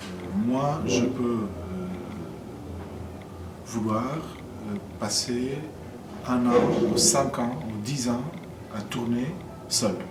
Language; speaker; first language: French; non-native, fluent; Portuguese